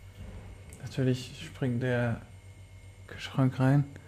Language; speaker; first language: German; non-native, fluent; French